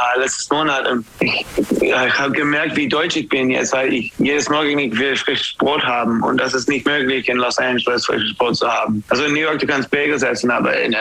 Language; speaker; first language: German; non-native, learner; English